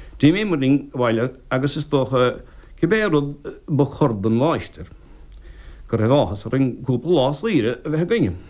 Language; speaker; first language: Irish; native; Irish